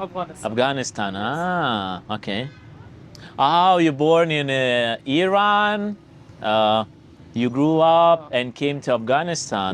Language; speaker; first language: English; non-native, learner; Lithuanian